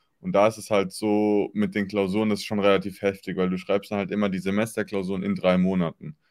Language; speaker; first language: German; native; German